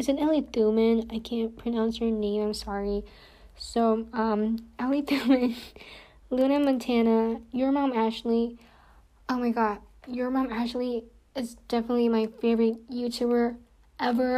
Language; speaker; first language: English; non-native, fluent; Korean